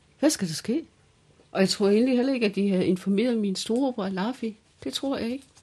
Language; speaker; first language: Danish; early bilingual, other home language; Kalaallisut